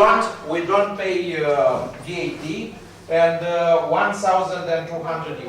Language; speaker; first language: English; non-native, learner; Romanian